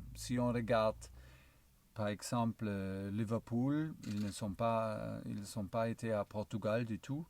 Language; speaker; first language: French; non-native, learner; German